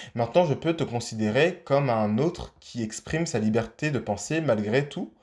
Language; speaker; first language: French; native; French